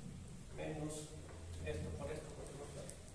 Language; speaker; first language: Spanish; native; Spanish